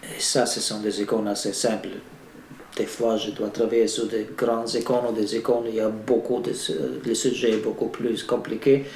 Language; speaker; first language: French; non-native, fluent; Bulgarian